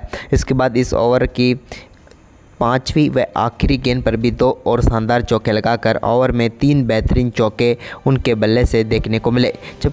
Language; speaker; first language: Hindi; native; Hindi